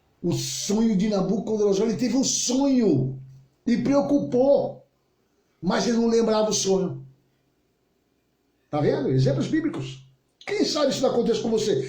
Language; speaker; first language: Portuguese; native; Portuguese